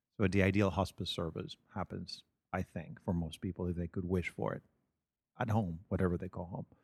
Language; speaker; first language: English; non-native, fluent; Spanish